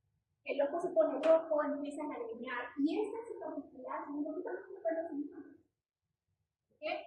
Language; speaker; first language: Spanish; native; Spanish